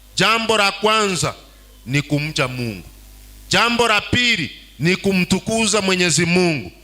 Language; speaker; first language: Swahili; non-native, local second language; Gusii